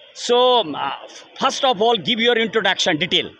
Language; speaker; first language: Hindi; native; Hindi